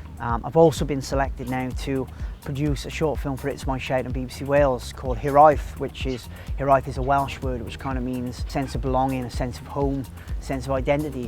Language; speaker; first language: English; native; English